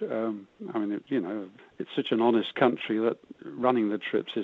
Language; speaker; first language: English; native; English